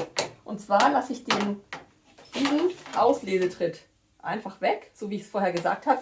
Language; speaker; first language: German; native; German